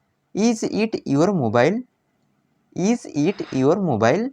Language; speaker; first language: English; non-native, local second language; Odia